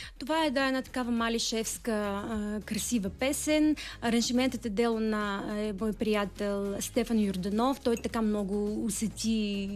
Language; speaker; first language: Bulgarian; early bilingual, heritage; Bulgarian